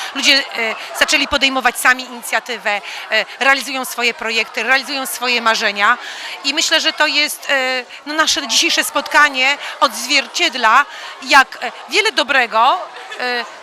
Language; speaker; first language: Polish; native; Polish